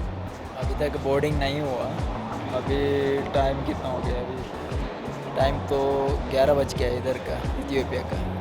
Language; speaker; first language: Hindi; non-native, local second language; Tulu